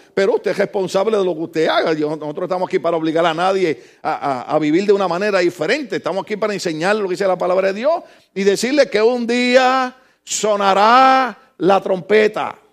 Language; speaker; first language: Spanish; native; Spanish